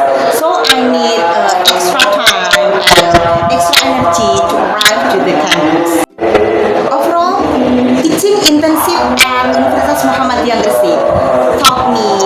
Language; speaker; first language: English; non-native, fluent; Javanese